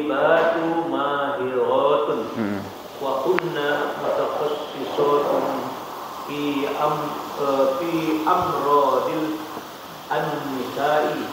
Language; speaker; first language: Arabic; non-native, learner; Indonesian